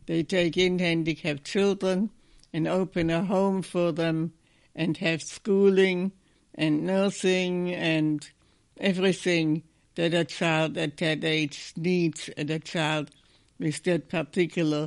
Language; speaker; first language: English; non-native, fluent; German